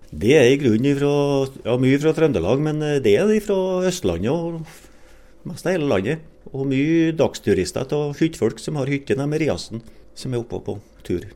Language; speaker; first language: Norwegian; native; Norwegian